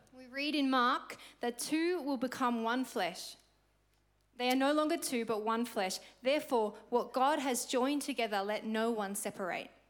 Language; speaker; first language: English; native; English